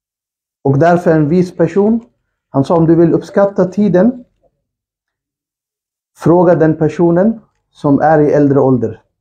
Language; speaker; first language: Swedish; non-native, fluent; Urdu